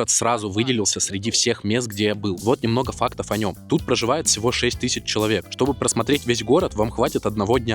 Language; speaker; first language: Russian; native; Russian